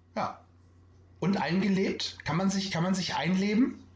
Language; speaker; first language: German; native; German